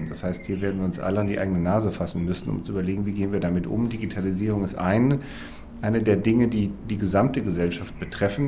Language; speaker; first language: German; native; German